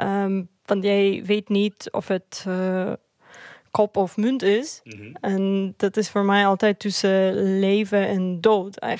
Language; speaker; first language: Dutch; non-native, fluent; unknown